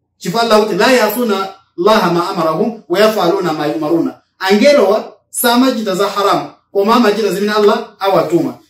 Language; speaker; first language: Nyanja; native; Nyanja